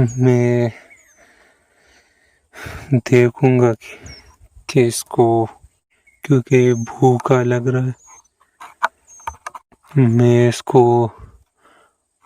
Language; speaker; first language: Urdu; non-native, local second language; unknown